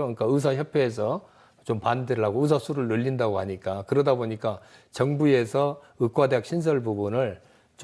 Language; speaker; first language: Korean; native; Korean